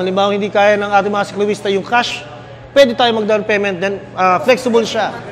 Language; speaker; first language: Filipino; native; Filipino